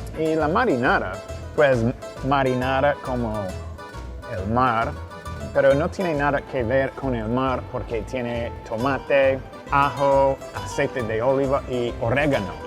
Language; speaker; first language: Spanish; non-native, fluent; English